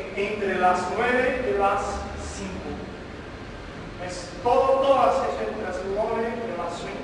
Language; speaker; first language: Spanish; non-native, learner; Portuguese